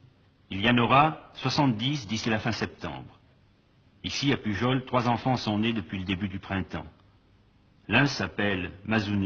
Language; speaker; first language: French; native; French